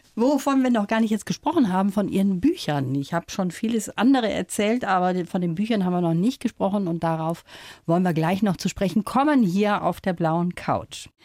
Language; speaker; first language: German; native; German